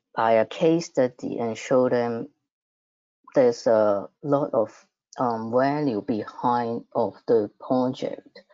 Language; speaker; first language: English; non-native, fluent; Cantonese